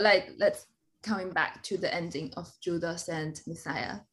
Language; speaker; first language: English; non-native, fluent; Chinese